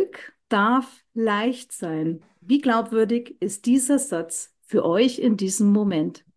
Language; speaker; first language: German; native; German